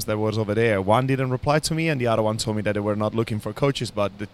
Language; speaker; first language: English; non-native, fluent; Italian